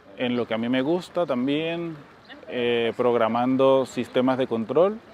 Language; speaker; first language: Spanish; native; Spanish